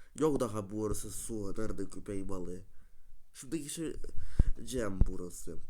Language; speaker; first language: Turkish; non-native, learner; Russian